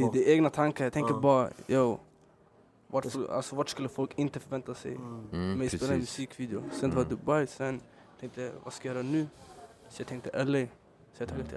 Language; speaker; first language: Swedish; early bilingual, other home language; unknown